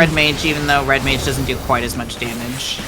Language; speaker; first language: English; native; English